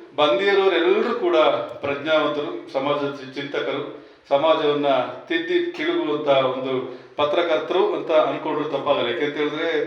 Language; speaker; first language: Kannada; native; Kannada